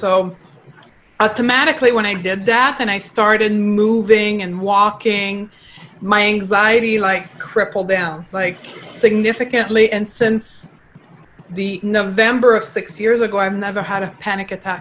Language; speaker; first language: English; non-native, fluent; French